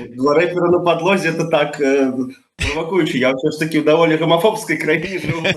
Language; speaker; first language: Belarusian; non-native, local second language; Russian